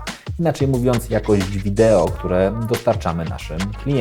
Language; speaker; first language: Polish; native; Polish